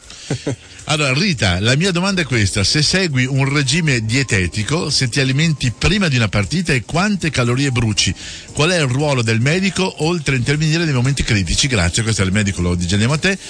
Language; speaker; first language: Italian; native; Italian